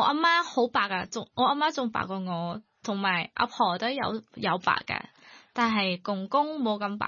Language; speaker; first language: Cantonese; non-native, learner; Thai